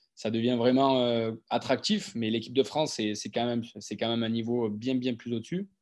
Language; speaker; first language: French; native; French